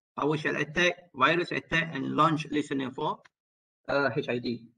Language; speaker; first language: English; non-native, local second language; Malay